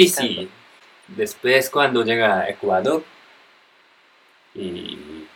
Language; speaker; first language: Spanish; non-native, learner; Japanese